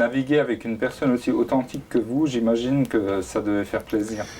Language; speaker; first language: French; native; French